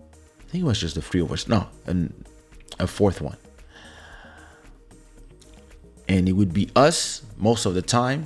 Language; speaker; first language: English; non-native, fluent; French